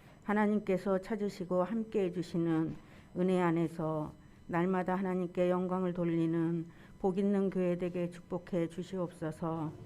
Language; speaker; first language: Korean; native; Korean